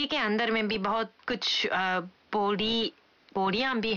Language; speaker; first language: Hindi; non-native, fluent; Japanese